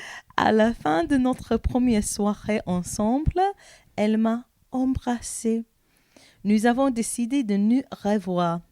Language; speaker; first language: French; non-native, learner; English